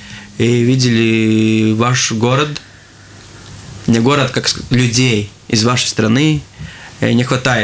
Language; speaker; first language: Russian; non-native, local second language; Latvian